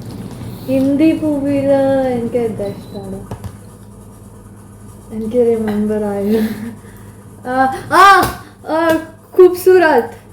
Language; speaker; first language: Malayalam; early bilingual, heritage; Malayalam